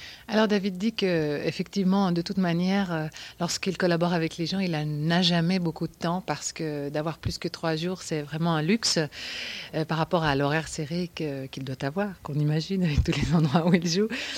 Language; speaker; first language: French; native; French